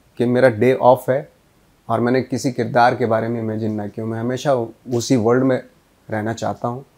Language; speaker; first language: Hindi; native; Hindi